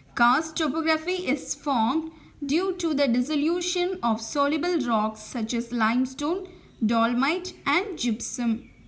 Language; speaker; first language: English; non-native, local second language; Tamil